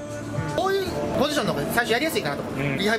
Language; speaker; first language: Japanese; native; Japanese